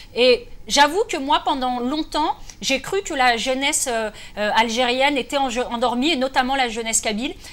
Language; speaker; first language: French; native; French